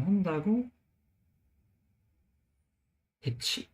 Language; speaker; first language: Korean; non-native, learner; English